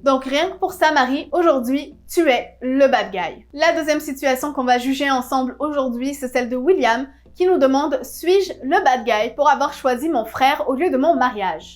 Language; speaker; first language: French; native; French